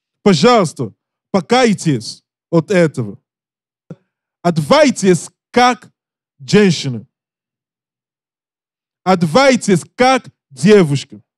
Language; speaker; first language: Russian; non-native, learner; English